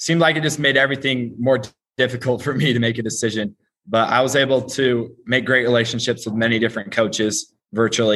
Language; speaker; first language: English; native; English